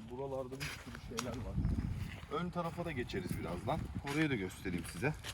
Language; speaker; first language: Turkish; early bilingual, heritage; Turkish